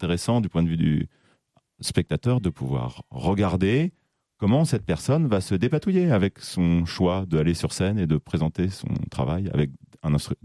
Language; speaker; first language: French; native; French